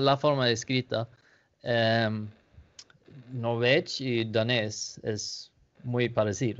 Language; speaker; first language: Spanish; non-native, learner; Danish